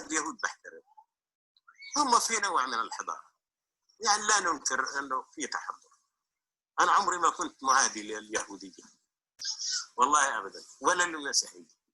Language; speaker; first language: Arabic; native; Arabic